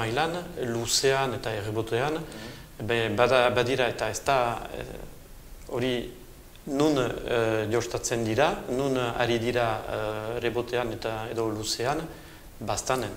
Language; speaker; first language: Basque; native; Basque